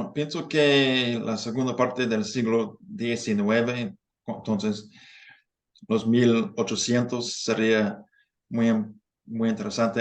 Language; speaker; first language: Spanish; non-native, fluent; English